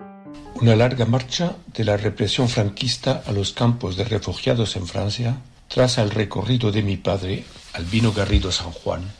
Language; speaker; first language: Spanish; native; Spanish